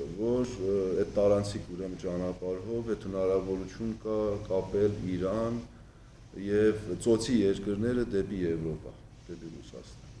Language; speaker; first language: Armenian; early bilingual, heritage; Armenian